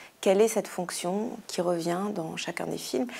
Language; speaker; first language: French; native; French